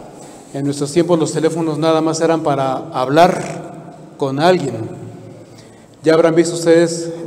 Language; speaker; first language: Spanish; native; Spanish